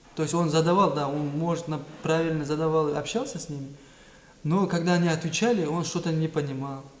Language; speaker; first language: Russian; non-native, local second language; Kazakh